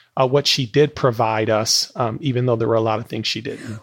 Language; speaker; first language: English; native; English